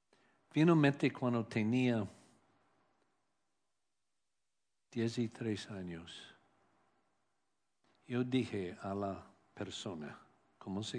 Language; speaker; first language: Spanish; non-native, learner; English